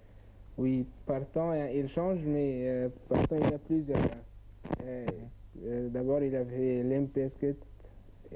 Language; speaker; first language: French; non-native, learner; Arabic